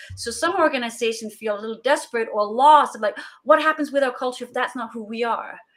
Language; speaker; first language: English; non-native, fluent; Danish